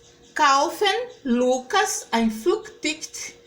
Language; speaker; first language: German; non-native, fluent; Portuguese